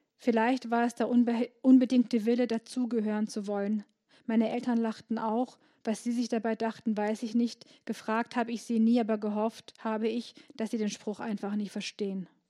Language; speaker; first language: German; early bilingual, other home language; Turkish